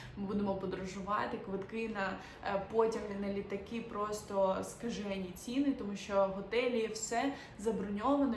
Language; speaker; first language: Ukrainian; native; Ukrainian